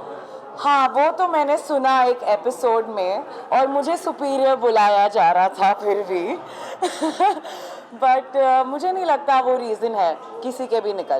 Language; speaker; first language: Hindi; native; Hindi